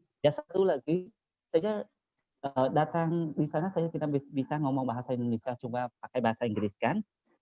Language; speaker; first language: Indonesian; non-native, learner; Khmer